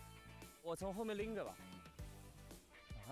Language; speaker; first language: Chinese; native; Chinese